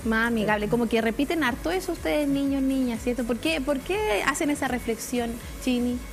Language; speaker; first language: Spanish; native; Spanish